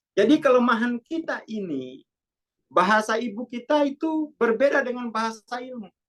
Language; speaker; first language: Indonesian; non-native, local second language; Javanese